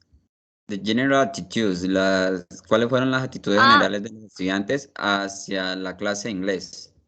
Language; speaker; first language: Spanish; native; Spanish